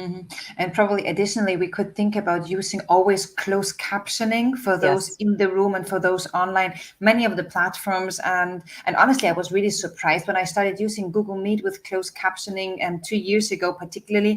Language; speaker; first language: English; non-native, fluent; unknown